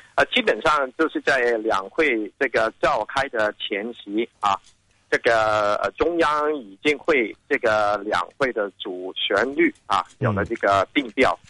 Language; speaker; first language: Chinese; non-native, local second language; Cantonese